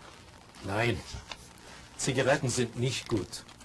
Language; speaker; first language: German; non-native, learner; English